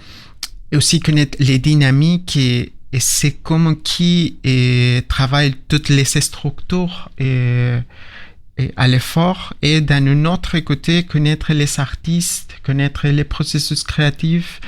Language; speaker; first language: French; non-native, learner; Spanish